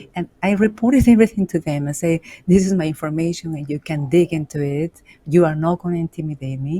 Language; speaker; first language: English; non-native, fluent; Spanish